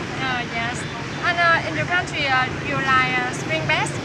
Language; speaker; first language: English; non-native, learner; Vietnamese